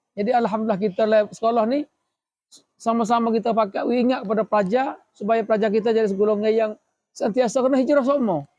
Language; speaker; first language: Malay; native; Malay